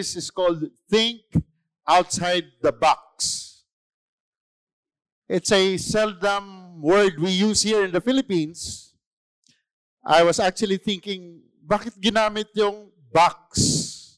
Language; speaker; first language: English; non-native, local second language; Filipino